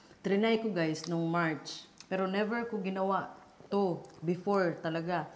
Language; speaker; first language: Filipino; non-native, local second language; Cebuano